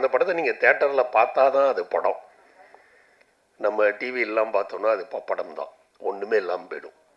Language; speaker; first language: Tamil; native; Tamil